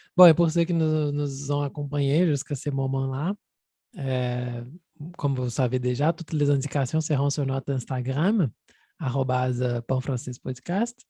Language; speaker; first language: French; non-native, fluent; Portuguese